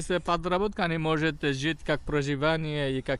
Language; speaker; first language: Russian; non-native, learner; Bangla